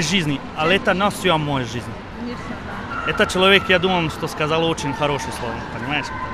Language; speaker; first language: Russian; non-native, learner; Serbian